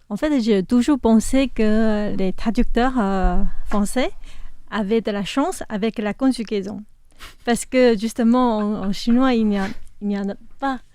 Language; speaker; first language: French; non-native, fluent; Chinese